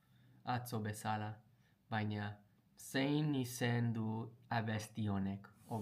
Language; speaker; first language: Basque; non-native, learner; English